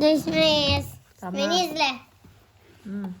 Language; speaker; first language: Turkish; native; Turkish